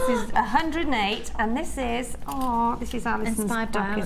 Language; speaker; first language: English; native; English